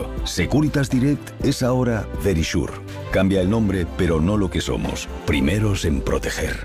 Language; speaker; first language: Spanish; native; Spanish